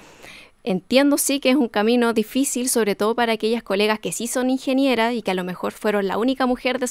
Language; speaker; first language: Spanish; native; Spanish